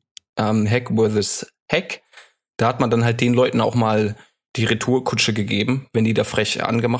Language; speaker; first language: German; native; German